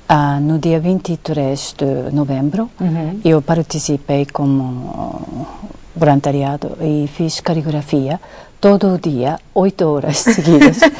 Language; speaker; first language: Portuguese; non-native, fluent; Japanese